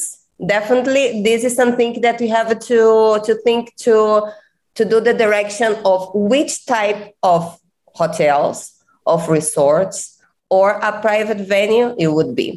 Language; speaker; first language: English; non-native, fluent; Portuguese